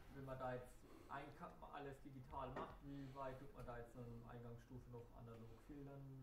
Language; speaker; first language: German; native; German